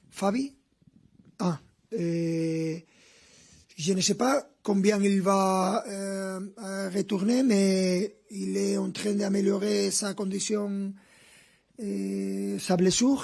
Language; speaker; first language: French; non-native, fluent; Spanish